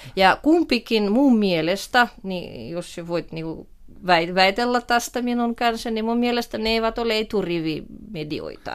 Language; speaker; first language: Finnish; non-native, fluent; Russian